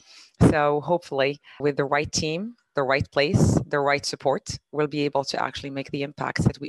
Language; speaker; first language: English; non-native, fluent; Arabic